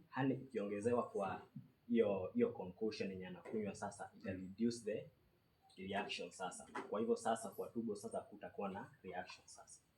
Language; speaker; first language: Swahili; native; Swahili